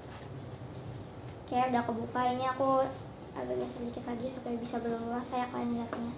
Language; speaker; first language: Indonesian; native; Indonesian